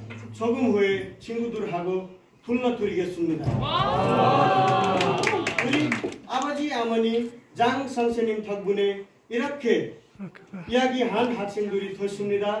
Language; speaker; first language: Korean; non-native, learner; Nepali